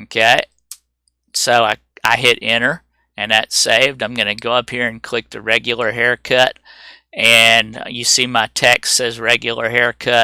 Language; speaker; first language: English; native; English